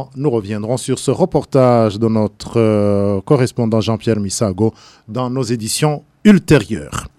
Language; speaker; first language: French; non-native, local second language; Rundi